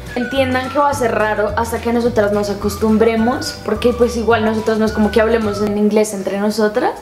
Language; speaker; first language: Spanish; native; Spanish